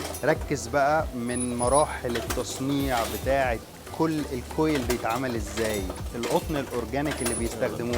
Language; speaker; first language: Arabic; native; Arabic